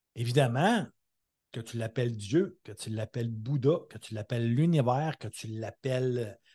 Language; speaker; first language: French; native; French